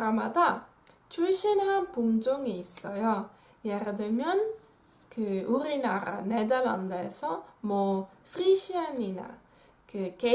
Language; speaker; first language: Korean; non-native, fluent; Dutch